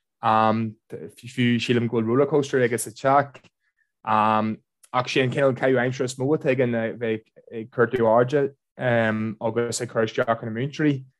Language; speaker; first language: Irish; non-native, local second language; English